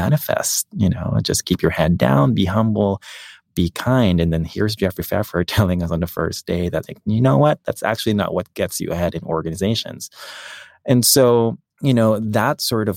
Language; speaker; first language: English; non-native, local second language; Filipino